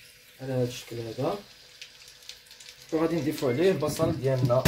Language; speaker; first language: Arabic; native; Arabic